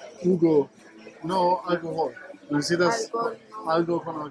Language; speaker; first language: Spanish; non-native, learner; German